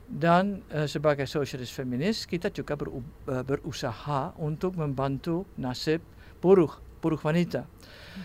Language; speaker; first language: Indonesian; non-native, fluent; Dutch